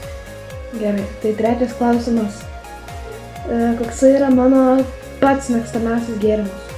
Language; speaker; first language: Lithuanian; early bilingual, heritage; Lithuanian